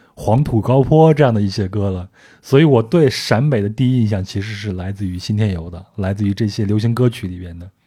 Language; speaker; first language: Chinese; native; Chinese